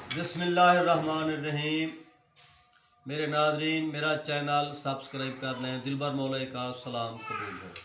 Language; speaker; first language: Urdu; non-native, local second language; Saraiki